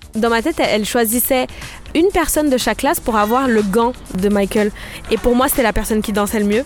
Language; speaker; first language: French; non-native, fluent; Portuguese